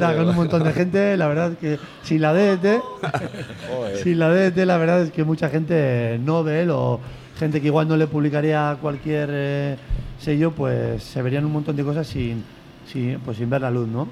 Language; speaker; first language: Spanish; native; Spanish